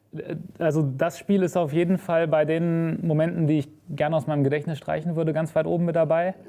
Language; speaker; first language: German; native; German